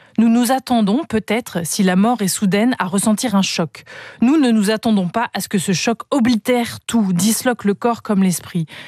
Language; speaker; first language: French; native; French